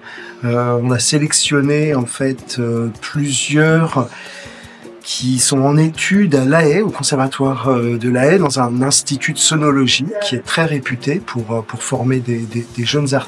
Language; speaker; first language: French; native; French